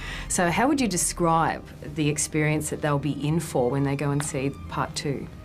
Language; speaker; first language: English; native; English